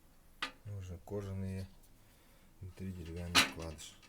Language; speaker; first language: Russian; native; Russian